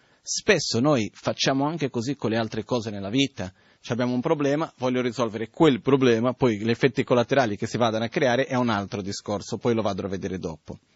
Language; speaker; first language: Italian; non-native, fluent; Portuguese